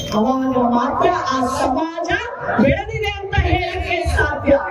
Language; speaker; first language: Kannada; native; Kannada